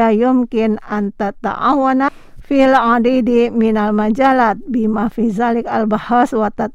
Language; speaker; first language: Arabic; non-native, learner; Indonesian